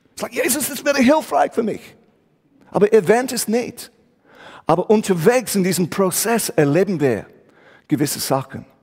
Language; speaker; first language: German; non-native, fluent; English